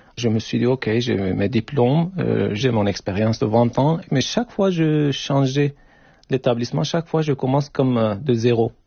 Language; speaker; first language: French; non-native, learner; Turkish